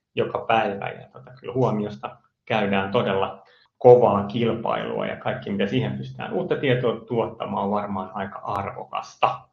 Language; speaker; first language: Finnish; native; Finnish